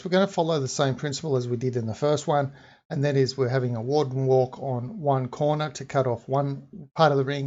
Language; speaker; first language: English; native; English